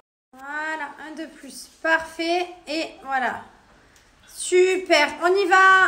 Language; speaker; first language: French; native; French